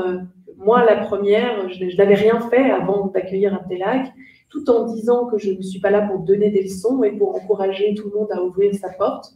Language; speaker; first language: French; native; French